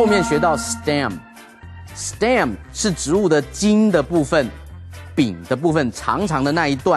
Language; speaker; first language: Chinese; native; Chinese